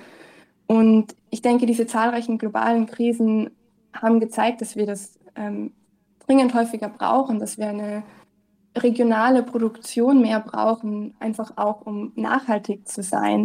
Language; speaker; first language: German; native; German